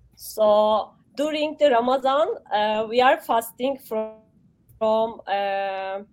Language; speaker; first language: English; non-native, learner; Turkish